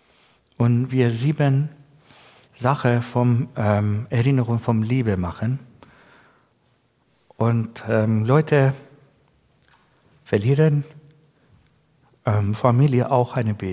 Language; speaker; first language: German; non-native, learner; Persian